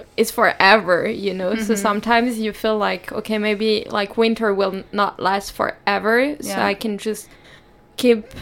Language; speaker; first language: English; non-native, fluent; French